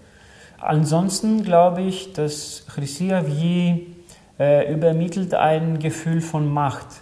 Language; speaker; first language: German; non-native, fluent; Greek